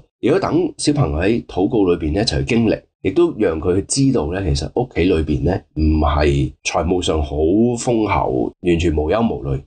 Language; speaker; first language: Cantonese; native; Cantonese